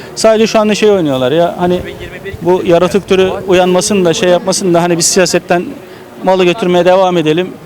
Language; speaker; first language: Turkish; native; Turkish